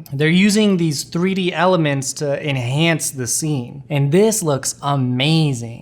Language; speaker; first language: English; native; English